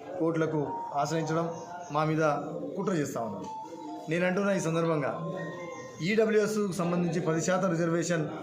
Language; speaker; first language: Telugu; non-native, local second language; Lambadi